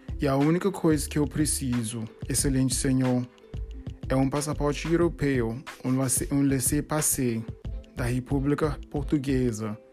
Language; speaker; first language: Portuguese; non-native, learner; English